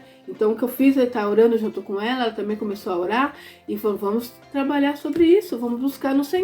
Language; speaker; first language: Portuguese; native; Portuguese